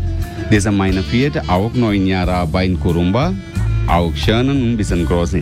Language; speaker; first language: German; non-native, learner; Sinhala